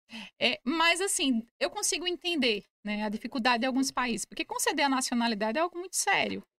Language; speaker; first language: Portuguese; native; Portuguese